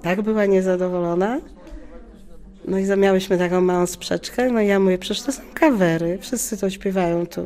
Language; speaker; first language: Polish; native; Polish